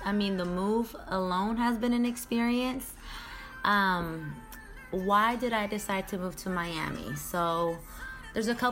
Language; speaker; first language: English; native; English